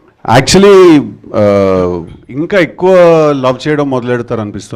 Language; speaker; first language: Telugu; native; Telugu